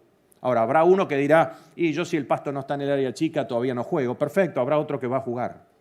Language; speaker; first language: Spanish; native; Spanish